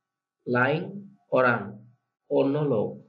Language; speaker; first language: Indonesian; non-native, learner; Bangla